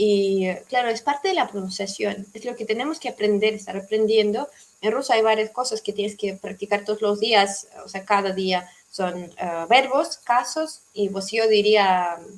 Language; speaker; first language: Spanish; non-native, fluent; Russian